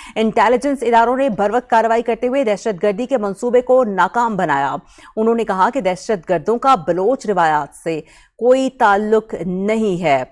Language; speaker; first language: Urdu; native; Urdu